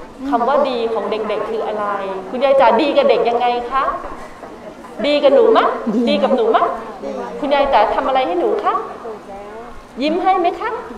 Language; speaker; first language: Thai; native; Thai